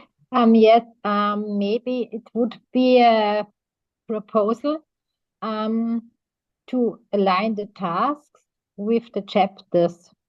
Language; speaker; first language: English; non-native, fluent; German